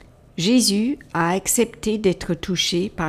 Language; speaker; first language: French; native; French